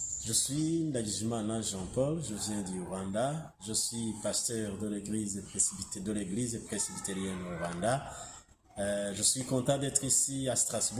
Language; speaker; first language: French; non-native, local second language; Kinyarwanda